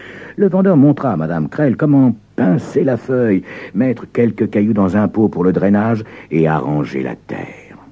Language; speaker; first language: French; native; French